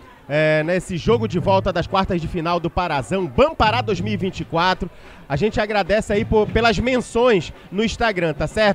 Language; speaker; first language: Portuguese; native; Portuguese